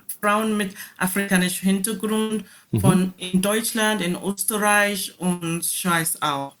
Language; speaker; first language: German; non-native, learner; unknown